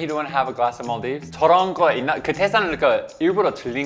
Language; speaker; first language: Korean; non-native, fluent; English